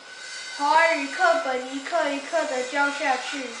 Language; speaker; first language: Chinese; early bilingual, heritage; Chinese